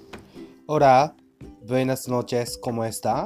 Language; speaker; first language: Spanish; non-native, learner; Japanese